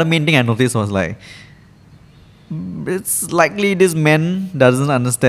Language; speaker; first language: English; native; English